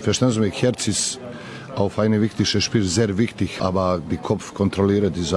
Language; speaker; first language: German; non-native, learner; Serbian